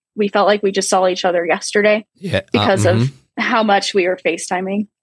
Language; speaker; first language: English; native; English